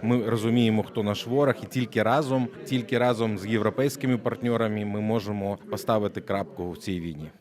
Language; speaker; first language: Ukrainian; non-native, fluent; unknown